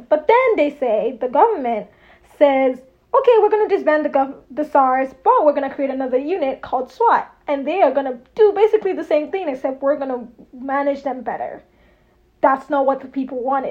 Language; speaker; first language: English; non-native, local second language; Yoruba